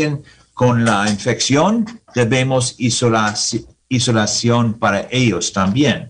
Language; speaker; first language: Spanish; non-native, learner; English